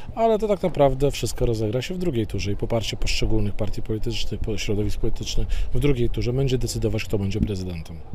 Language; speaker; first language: Polish; native; Polish